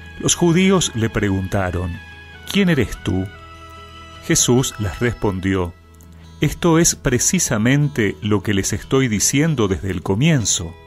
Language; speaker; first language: Spanish; native; Spanish